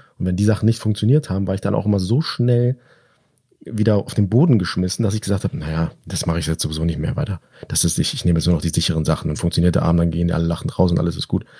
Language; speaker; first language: German; early bilingual, other home language; Turkish